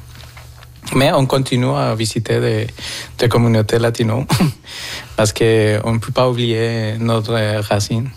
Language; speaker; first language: French; non-native, fluent; Spanish